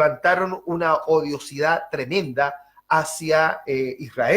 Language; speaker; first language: Spanish; native; Spanish